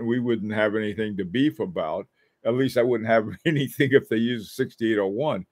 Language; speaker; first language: English; native; English